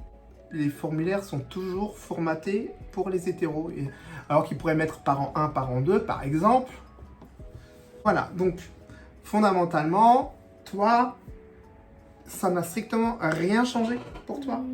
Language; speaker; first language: French; native; French